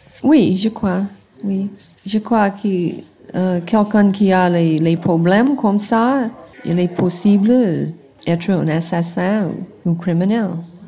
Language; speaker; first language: French; non-native, learner; English